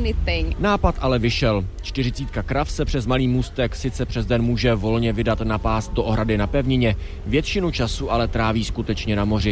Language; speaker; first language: Czech; native; Czech